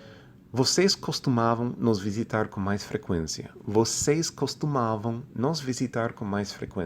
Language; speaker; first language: Portuguese; non-native, fluent; English